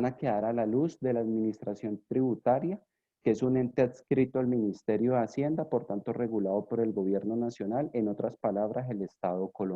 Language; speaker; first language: Spanish; native; Spanish